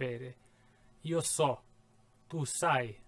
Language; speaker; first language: Italian; non-native, fluent; English